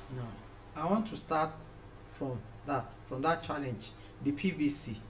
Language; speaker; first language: English; non-native, local second language; Yoruba